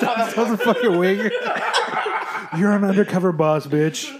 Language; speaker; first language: English; early bilingual, other home language; Spanish